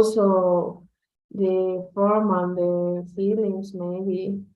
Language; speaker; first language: English; non-native, learner; Spanish